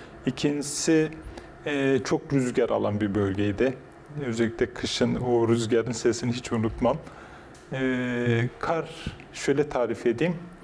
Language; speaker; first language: Turkish; non-native, local second language; Kurdish